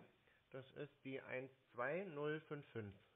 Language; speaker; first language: German; native; German